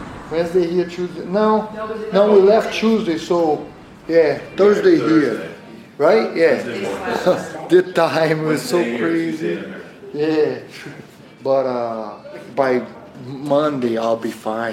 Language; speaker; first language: English; non-native, fluent; Portuguese